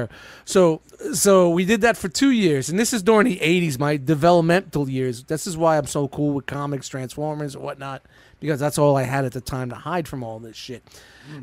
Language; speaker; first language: English; native; English